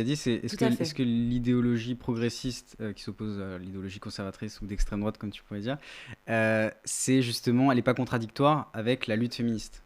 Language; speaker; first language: French; native; French